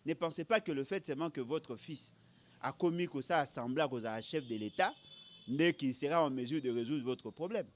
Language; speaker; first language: French; non-native, local second language; Lingala